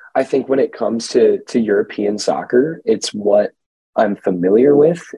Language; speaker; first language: English; native; English